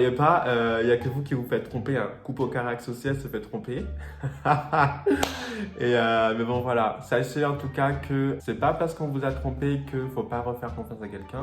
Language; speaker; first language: French; native; French